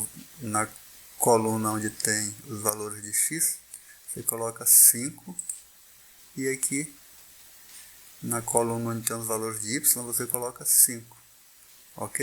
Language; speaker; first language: Portuguese; native; Portuguese